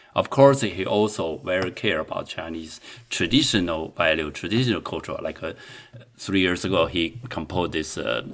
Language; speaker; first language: English; non-native, fluent; Chinese